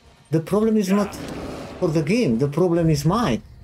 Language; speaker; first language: English; non-native, fluent; Romanian